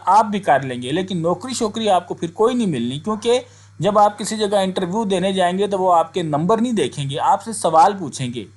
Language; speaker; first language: Urdu; non-native, local second language; Punjabi